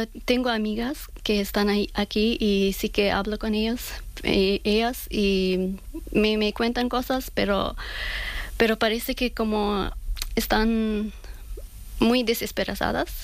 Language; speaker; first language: Spanish; non-native, learner; Persian